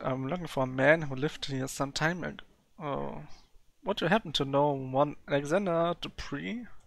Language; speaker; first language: English; non-native, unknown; German